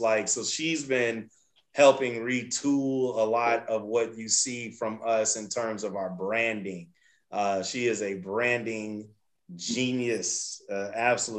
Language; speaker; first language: English; native; English